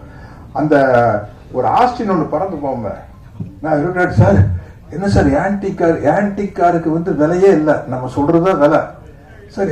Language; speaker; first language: Tamil; native; Tamil